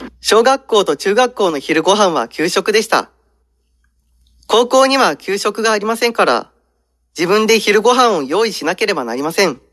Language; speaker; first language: Japanese; non-native, fluent; Indonesian